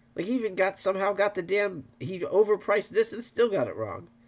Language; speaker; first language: English; native; English